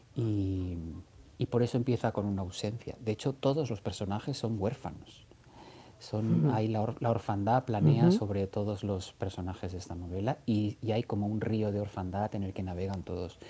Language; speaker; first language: Spanish; native; Spanish